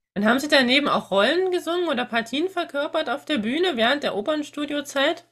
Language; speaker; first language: German; native; German